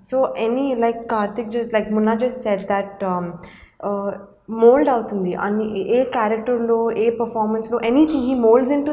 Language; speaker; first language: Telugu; non-native, learner; Hindi